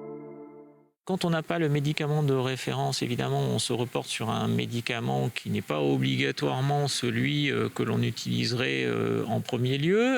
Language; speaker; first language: French; native; French